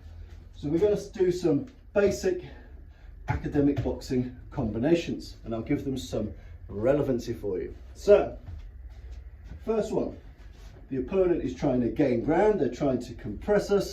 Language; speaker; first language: English; native; English